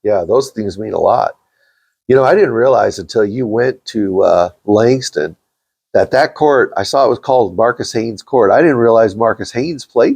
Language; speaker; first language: English; native; English